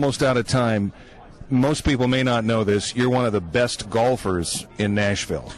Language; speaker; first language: English; native; English